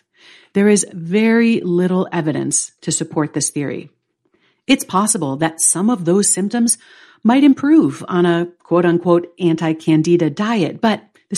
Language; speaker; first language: English; native; English